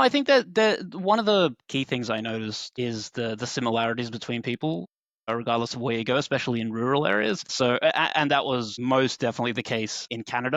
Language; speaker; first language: English; native; English